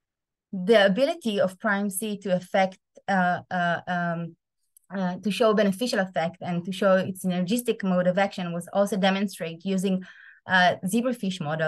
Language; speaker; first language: English; non-native, fluent; Hebrew